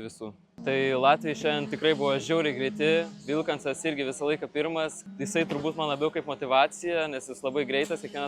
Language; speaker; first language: Lithuanian; native; Lithuanian